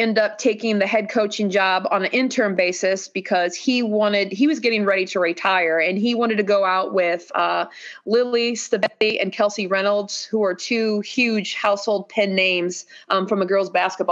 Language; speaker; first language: English; native; English